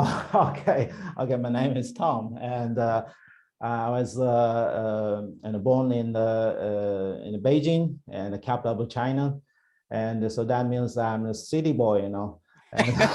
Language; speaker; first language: English; non-native, learner; Chinese